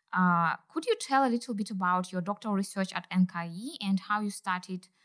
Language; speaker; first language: English; non-native, fluent; Kazakh